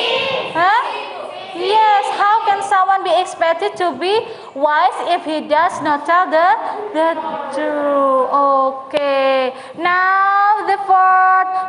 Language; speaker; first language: English; non-native, learner; Indonesian